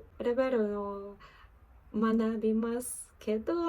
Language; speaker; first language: Japanese; non-native, learner; Ukrainian